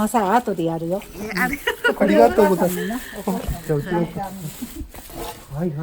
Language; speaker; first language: Japanese; non-native, learner; Thai